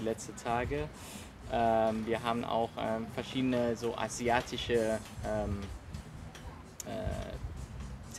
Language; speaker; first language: German; non-native, learner; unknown